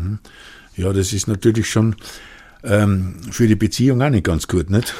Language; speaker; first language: German; native; German